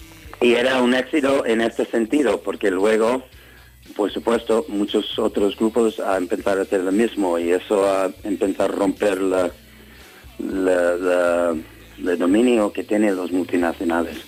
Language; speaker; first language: Spanish; non-native, learner; English